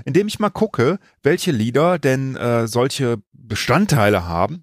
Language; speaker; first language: German; native; German